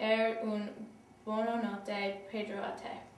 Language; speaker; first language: Italian; non-native, learner; English